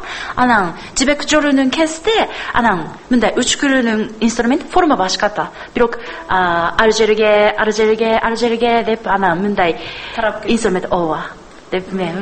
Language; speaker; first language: Kyrgyz; non-native, learner; Japanese